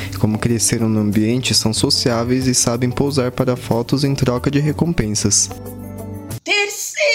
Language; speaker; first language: Portuguese; native; Portuguese